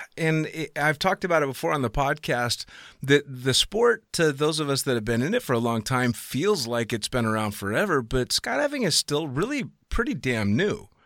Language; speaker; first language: English; native; English